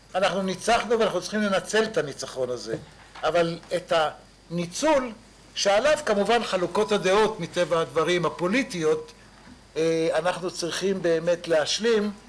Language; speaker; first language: Hebrew; native; Hebrew